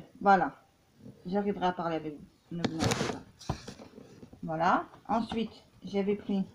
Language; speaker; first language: French; native; French